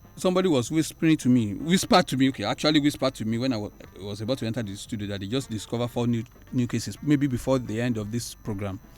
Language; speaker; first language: English; non-native, local second language; Yoruba